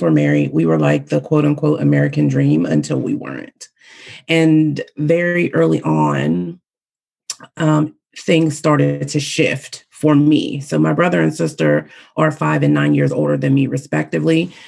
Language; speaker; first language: English; native; English